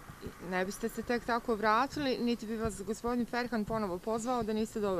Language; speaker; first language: Croatian; native; Croatian